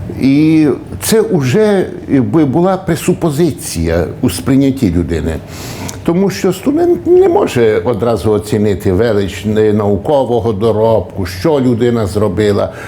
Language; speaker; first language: Ukrainian; native; Ukrainian